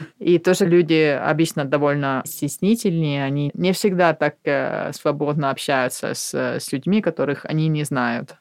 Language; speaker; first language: Russian; non-native, fluent; Finnish